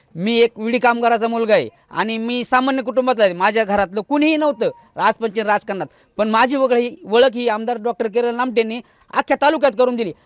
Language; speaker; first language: Marathi; native; Marathi